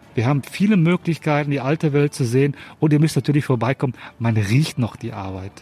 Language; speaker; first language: German; native; German